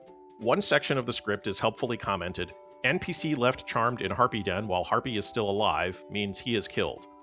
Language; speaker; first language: English; native; English